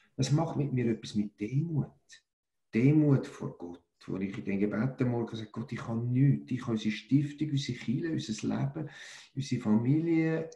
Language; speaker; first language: German; native; German